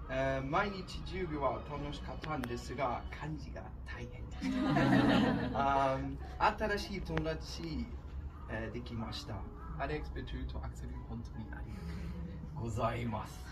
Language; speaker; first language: Japanese; non-native, learner; German